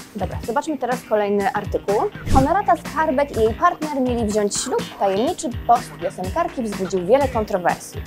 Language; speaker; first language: Polish; native; Polish